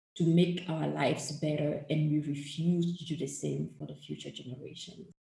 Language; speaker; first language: English; non-native, fluent; French